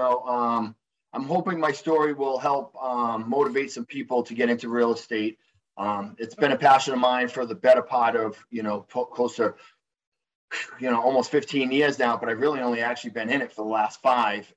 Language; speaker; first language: English; native; English